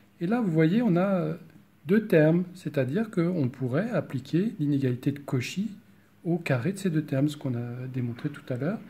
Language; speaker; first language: French; native; French